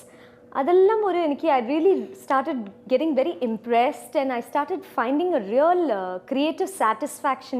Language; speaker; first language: Malayalam; non-native, fluent; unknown